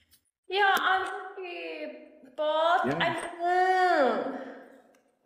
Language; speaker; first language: English; non-native, learner; Korean